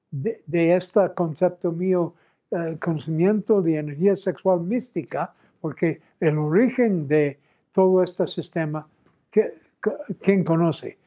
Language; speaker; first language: Spanish; non-native, fluent; English